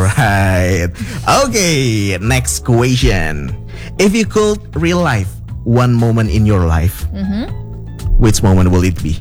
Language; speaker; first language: English; non-native, fluent; Indonesian